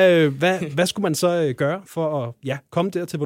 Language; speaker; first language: Danish; native; Danish